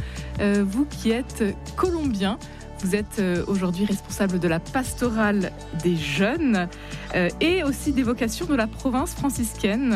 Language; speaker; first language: French; native; French